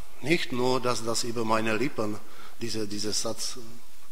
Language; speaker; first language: German; non-native, fluent; Polish